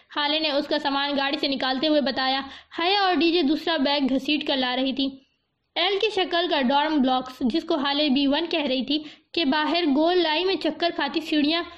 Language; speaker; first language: Urdu; native; Urdu